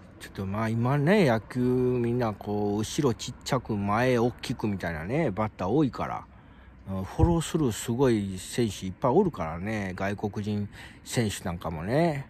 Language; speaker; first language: Japanese; native; Japanese